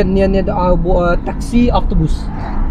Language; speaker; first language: Russian; non-native, learner; Punjabi